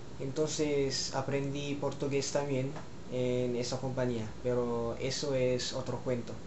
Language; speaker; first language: Spanish; non-native, fluent; Filipino